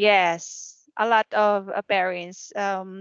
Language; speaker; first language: English; non-native, fluent; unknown